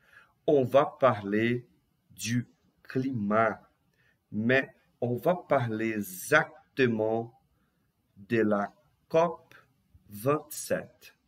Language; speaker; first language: French; non-native, fluent; Portuguese